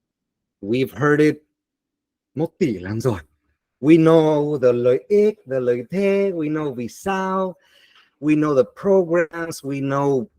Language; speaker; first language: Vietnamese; non-native, fluent; Spanish